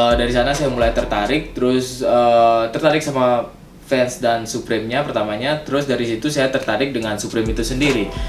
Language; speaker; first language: Indonesian; native; Indonesian